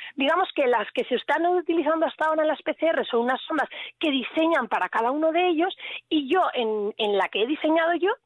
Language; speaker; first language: Spanish; native; Spanish